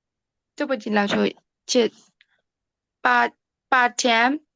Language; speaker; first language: Chinese; non-native, learner; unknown